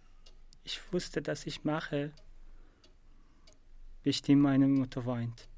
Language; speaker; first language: German; non-native, learner; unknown